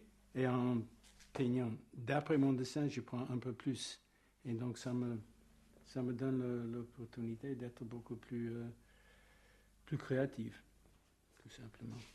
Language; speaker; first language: French; non-native, fluent; English